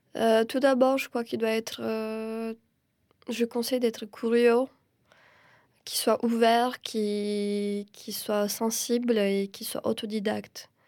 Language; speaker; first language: French; non-native, fluent; Romanian